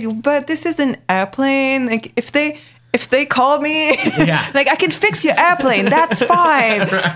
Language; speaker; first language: English; non-native, local second language; French